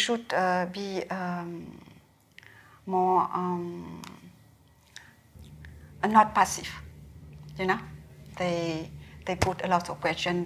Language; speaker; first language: English; non-native, learner; Vietnamese